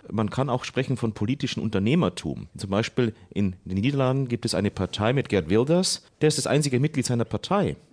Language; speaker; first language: German; native; German